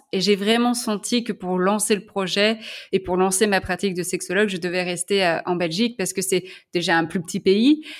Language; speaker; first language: French; native; French